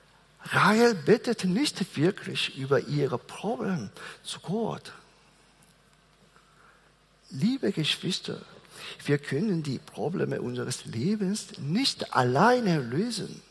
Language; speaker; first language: German; non-native, fluent; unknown